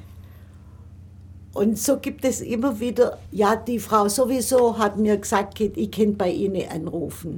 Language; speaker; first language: German; native; German